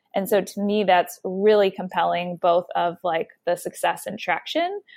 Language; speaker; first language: English; native; English